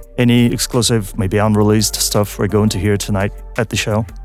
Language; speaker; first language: English; non-native, fluent; Russian